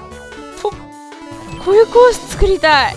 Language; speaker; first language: Japanese; native; Japanese